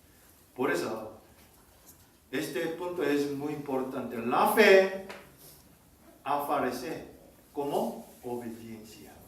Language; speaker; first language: Spanish; non-native, learner; Korean